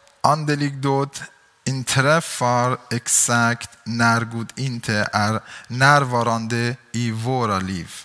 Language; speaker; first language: Swedish; non-native, learner; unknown